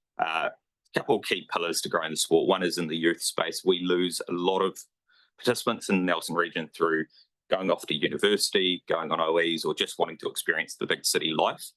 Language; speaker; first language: English; native; English